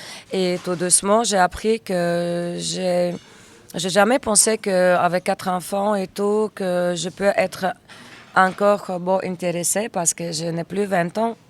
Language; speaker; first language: French; non-native, learner; Russian